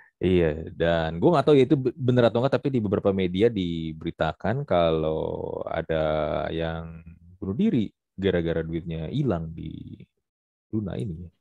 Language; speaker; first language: Indonesian; native; Indonesian